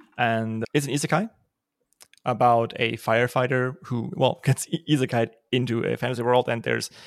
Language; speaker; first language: English; non-native, fluent; German